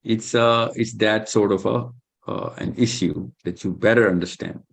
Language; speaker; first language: English; non-native, local second language; Urdu